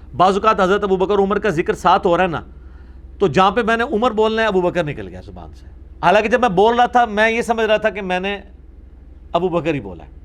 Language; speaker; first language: Urdu; non-native, local second language; Punjabi